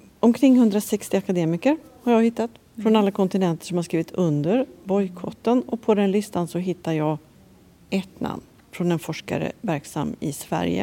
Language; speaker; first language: Swedish; native; Swedish